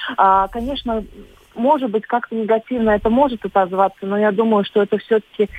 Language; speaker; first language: Russian; non-native, local second language; Latvian